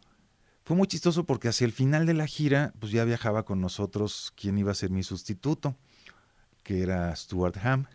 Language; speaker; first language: Spanish; native; Spanish